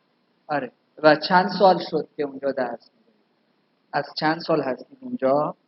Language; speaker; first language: Persian; non-native, fluent; Urdu